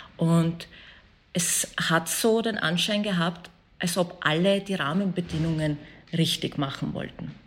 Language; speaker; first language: German; early bilingual, other home language; Persian